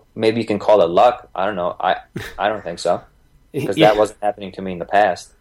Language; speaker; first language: English; early bilingual, other home language; Bosnian